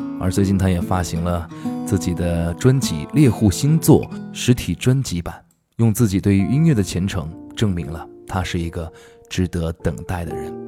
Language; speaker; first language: Chinese; native; Chinese